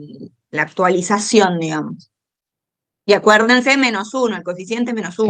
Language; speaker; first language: Spanish; native; Spanish